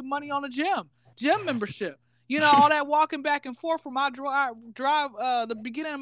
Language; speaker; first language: English; native; English